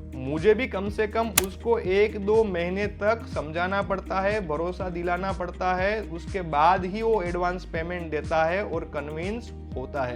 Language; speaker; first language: Hindi; non-native, local second language; Gujarati